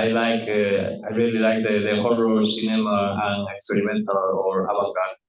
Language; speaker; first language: English; non-native, learner; Spanish